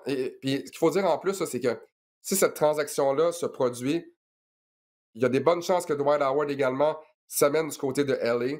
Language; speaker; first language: French; native; French